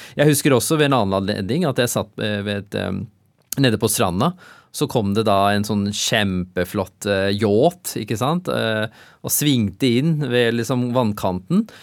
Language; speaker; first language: Norwegian; early bilingual, other home language; Urdu